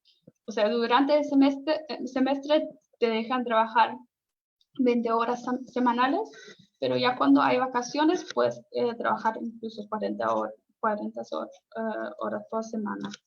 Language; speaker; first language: Spanish; non-native, fluent; German